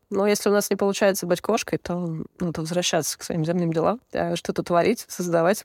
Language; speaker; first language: Russian; native; Russian